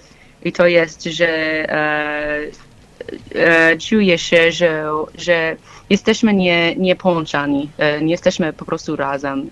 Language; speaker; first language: Polish; non-native, learner; English